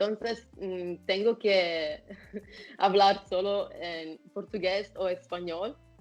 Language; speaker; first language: Spanish; non-native, fluent; Italian